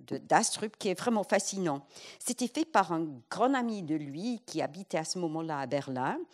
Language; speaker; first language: French; non-native, fluent; English